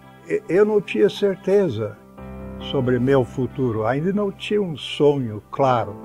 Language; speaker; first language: Portuguese; non-native, fluent; English